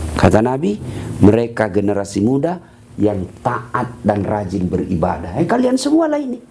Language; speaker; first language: Malay; non-native, local second language; Buginese